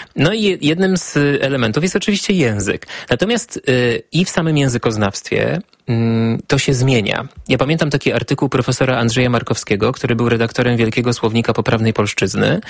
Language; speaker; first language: Polish; native; Polish